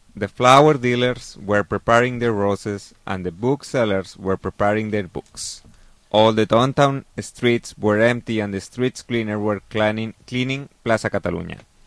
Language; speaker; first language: English; non-native, fluent; Catalan